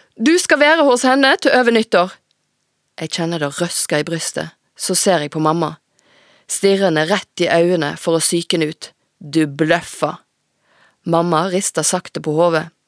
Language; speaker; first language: Norwegian; native; Norwegian